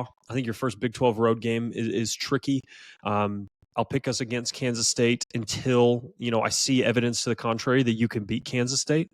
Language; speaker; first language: English; native; English